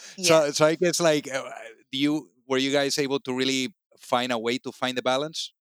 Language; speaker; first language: English; non-native, fluent; Spanish